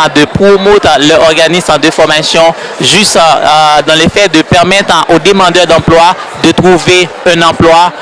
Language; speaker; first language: French; native; French